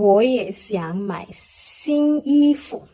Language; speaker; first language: Chinese; non-native, learner; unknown